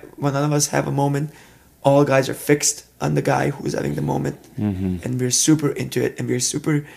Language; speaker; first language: English; non-native, fluent; Serbian